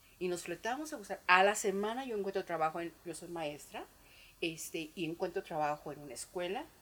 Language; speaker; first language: Spanish; native; Spanish